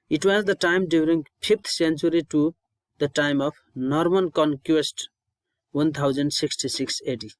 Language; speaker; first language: English; non-native, local second language; Nepali